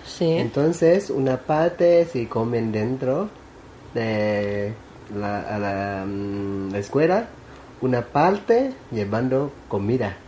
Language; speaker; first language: Spanish; non-native, learner; Thai